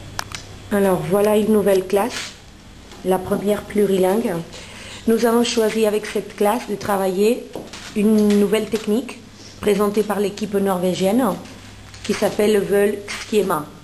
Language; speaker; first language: French; non-native, fluent; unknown